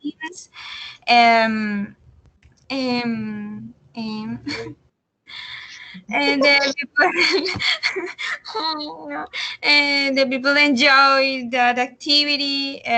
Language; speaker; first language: English; non-native, learner; Spanish